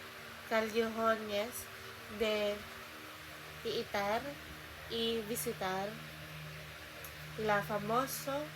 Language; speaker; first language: Spanish; non-native, learner; Filipino